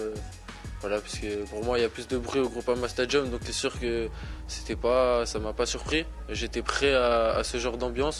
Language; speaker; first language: French; native; French